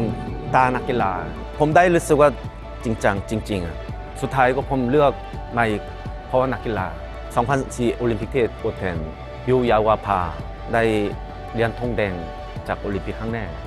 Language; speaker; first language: Thai; non-native, fluent; Korean